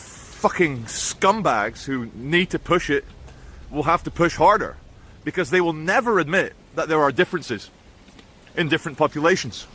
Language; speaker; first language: English; native; English